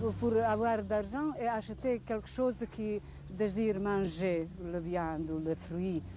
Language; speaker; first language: French; non-native, learner; Bosnian